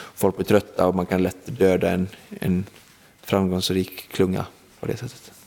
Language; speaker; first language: Swedish; native; Swedish